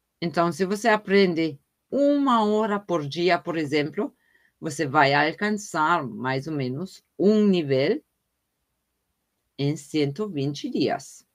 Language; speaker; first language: Portuguese; non-native, fluent; German